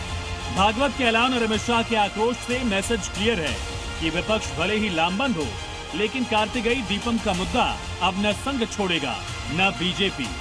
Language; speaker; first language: Hindi; native; Hindi